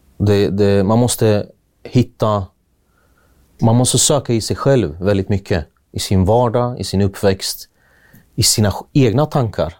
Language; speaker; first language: Swedish; early bilingual, other home language; Kurdish